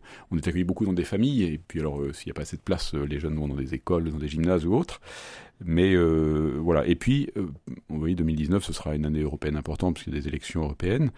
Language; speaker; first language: French; native; French